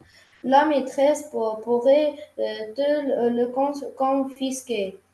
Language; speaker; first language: French; non-native, learner; Arabic